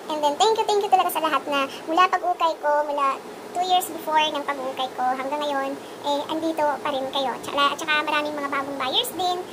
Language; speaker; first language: Filipino; non-native, local second language; Cebuano